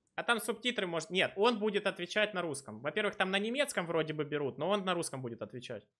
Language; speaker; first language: Russian; native; Russian